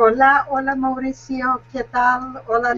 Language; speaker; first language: Spanish; non-native, learner; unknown